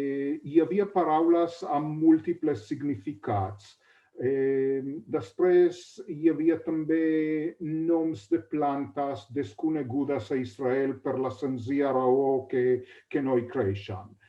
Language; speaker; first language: Catalan; non-native, fluent; Hebrew